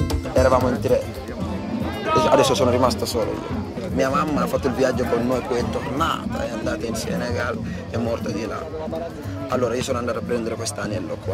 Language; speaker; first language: Italian; non-native, fluent; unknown